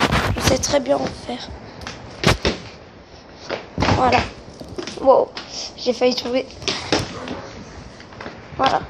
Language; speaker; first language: French; native; French